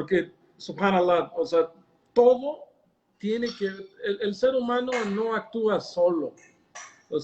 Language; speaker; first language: Spanish; native; Spanish